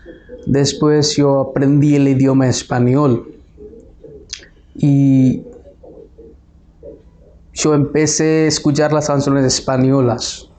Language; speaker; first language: Spanish; non-native, fluent; Bangla